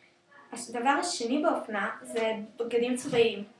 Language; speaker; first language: Hebrew; native; Hebrew